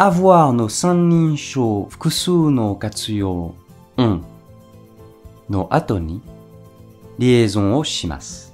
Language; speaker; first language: Japanese; non-native, fluent; French